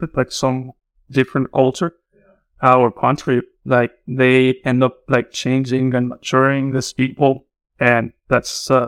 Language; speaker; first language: English; non-native, fluent; Spanish